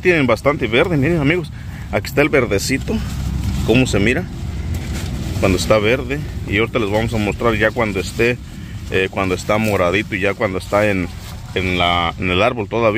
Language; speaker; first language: Spanish; native; Spanish